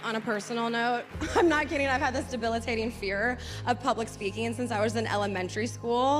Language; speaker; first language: English; native; English